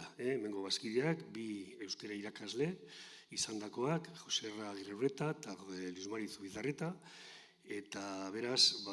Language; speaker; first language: Basque; native; Basque